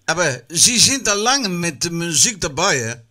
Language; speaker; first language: German; non-native, learner; Dutch